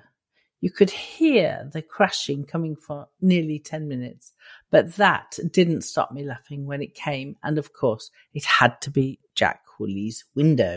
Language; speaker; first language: English; native; English